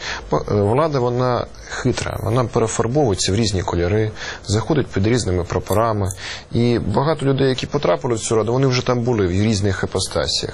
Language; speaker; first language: Ukrainian; native; Ukrainian